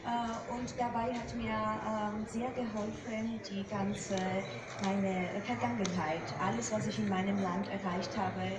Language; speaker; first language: German; non-native, fluent; Georgian